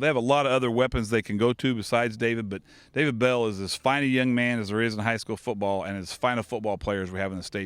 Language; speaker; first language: English; native; English